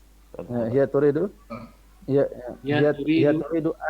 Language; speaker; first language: Arabic; non-native, learner; Indonesian